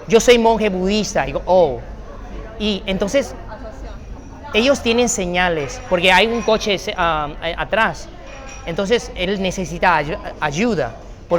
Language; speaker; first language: Spanish; non-native, fluent; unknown